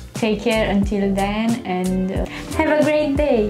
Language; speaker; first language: English; non-native, learner; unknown